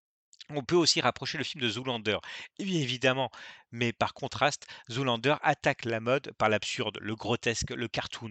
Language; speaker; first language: French; native; French